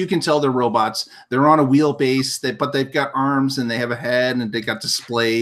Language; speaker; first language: English; native; English